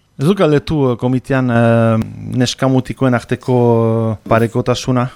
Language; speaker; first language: Basque; native; Basque